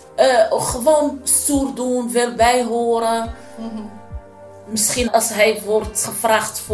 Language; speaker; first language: Dutch; non-native, learner; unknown